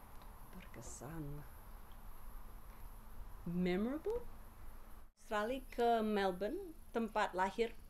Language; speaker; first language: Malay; non-native, fluent; English